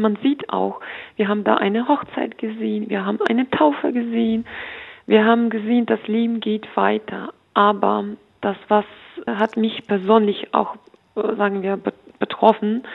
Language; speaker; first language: German; non-native, fluent; Ukrainian